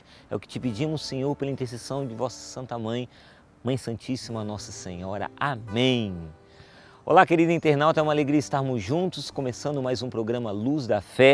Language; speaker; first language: Portuguese; native; Portuguese